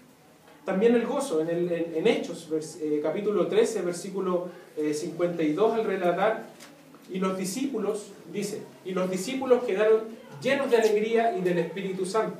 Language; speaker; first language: Spanish; native; Spanish